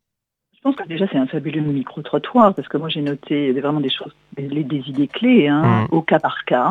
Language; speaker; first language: French; native; French